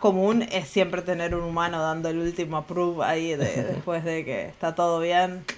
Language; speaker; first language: Spanish; native; Spanish